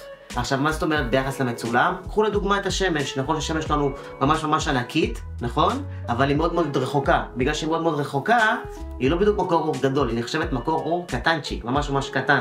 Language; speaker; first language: Hebrew; native; Hebrew